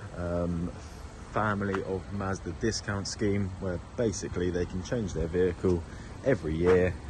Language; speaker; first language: English; native; English